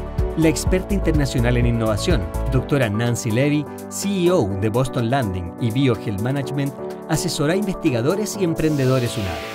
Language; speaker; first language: Spanish; native; Spanish